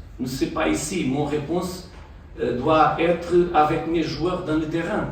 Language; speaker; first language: French; non-native, fluent; Portuguese